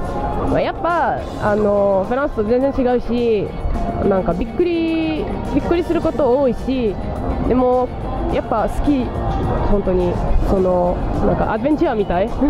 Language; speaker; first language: Japanese; non-native, learner; French